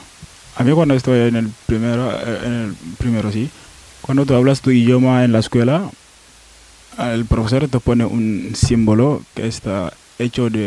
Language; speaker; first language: Spanish; non-native, learner; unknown